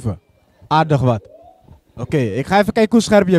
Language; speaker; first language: Dutch; native; Dutch